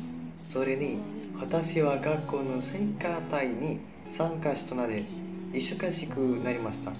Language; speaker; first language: Japanese; non-native, learner; Indonesian